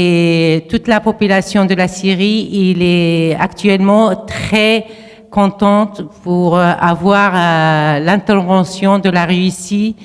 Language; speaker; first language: French; non-native, fluent; Arabic